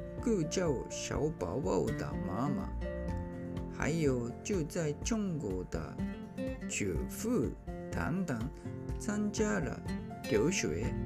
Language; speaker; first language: Chinese; non-native, learner; Japanese